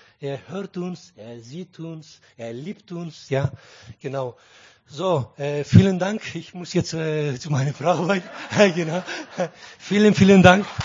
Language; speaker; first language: German; early bilingual, other home language; Greek